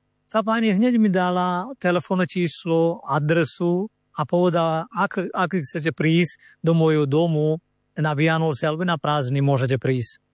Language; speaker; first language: Slovak; non-native, fluent; Malayalam